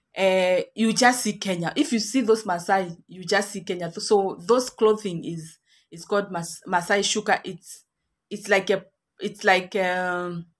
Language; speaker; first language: English; non-native, local second language; Kikuyu